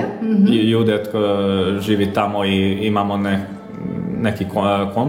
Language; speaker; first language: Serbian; non-native, local second language; Hungarian